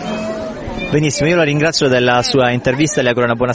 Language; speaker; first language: Italian; native; Italian